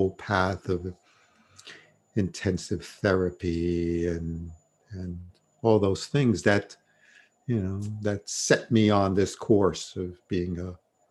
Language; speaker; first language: English; native; English